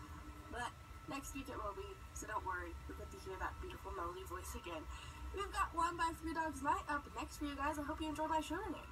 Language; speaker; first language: English; native; English